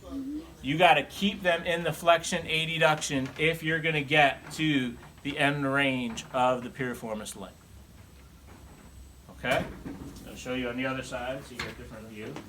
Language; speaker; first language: English; native; English